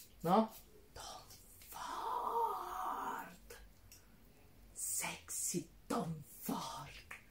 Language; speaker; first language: Italian; native; Italian